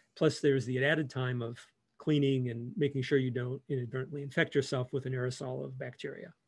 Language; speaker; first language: English; native; English